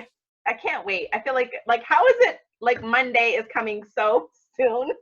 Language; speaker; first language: English; native; English